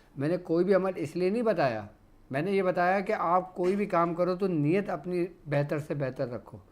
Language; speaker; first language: Urdu; native; Urdu